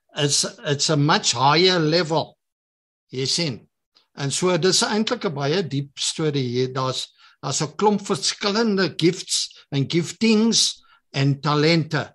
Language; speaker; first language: Afrikaans; native; Afrikaans